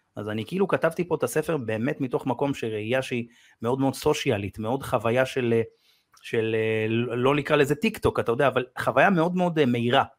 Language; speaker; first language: Hebrew; native; Hebrew